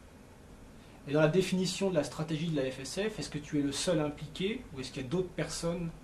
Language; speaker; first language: French; native; French